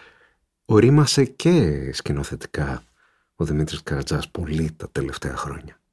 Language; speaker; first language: Greek; native; Greek